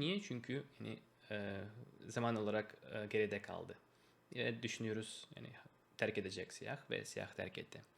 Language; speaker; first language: Turkish; non-native, fluent; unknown